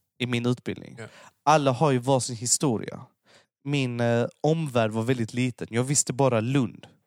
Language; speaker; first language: Swedish; early bilingual, other home language; Persian